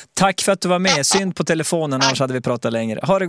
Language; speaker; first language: Swedish; native; Swedish